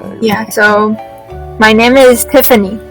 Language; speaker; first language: English; non-native, learner; Chinese